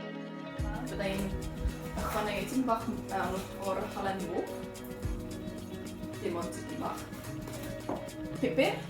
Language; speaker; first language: Welsh; non-native, learner; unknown